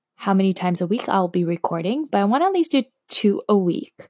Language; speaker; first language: English; non-native, fluent; Slovak